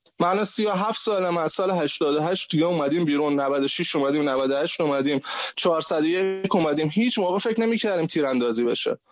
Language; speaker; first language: Persian; native; Persian